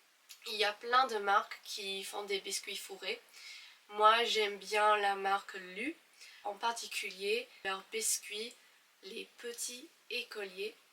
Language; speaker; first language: French; non-native, fluent; English